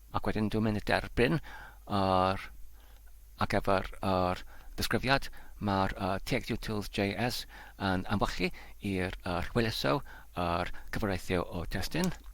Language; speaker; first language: Welsh; native; Welsh